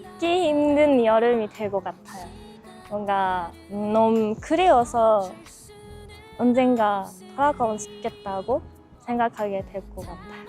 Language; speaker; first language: Korean; non-native, learner; Japanese